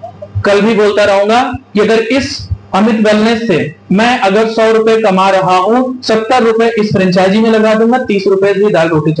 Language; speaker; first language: Hindi; native; Hindi